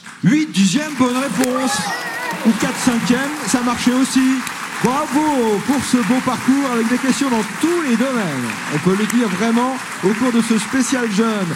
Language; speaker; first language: French; native; French